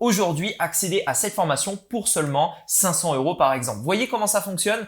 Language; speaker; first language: French; native; French